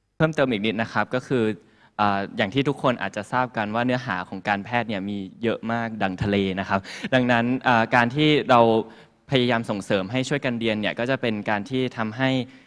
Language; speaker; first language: Thai; native; Thai